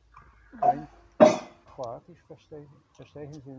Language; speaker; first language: German; non-native, learner; Croatian